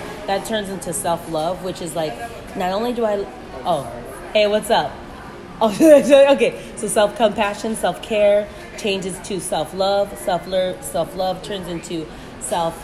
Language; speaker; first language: English; native; English